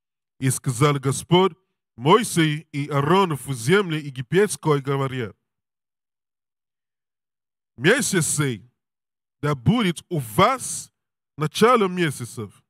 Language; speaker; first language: Russian; non-native, learner; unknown